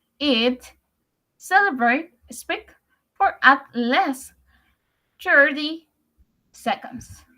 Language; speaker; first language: English; non-native, learner; Spanish